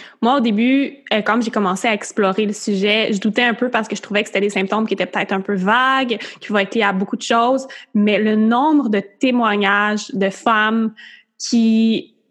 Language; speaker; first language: French; native; French